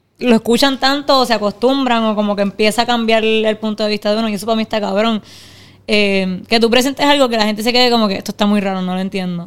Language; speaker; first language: Spanish; native; Spanish